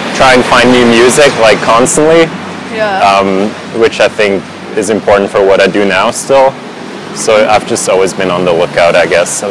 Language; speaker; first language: English; non-native, fluent; Swiss German